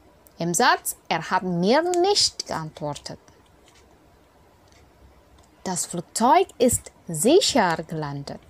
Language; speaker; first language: German; non-native, fluent; Indonesian